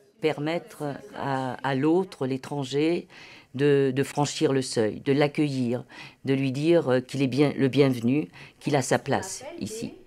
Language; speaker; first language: French; native; French